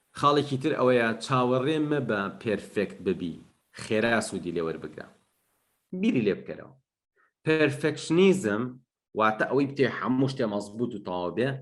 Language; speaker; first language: Central Kurdish; non-native, local second language; Gurani